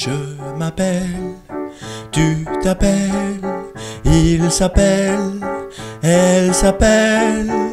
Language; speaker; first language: French; non-native, learner; Arabic